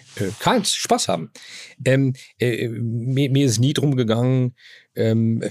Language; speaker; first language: German; native; German